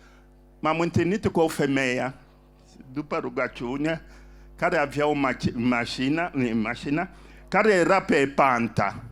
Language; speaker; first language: Romanian; non-native, fluent; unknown